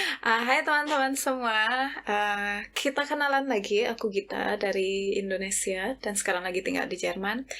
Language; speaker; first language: Indonesian; native; Indonesian